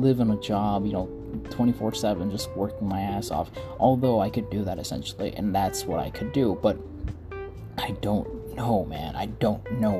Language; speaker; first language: English; non-native, fluent; Spanish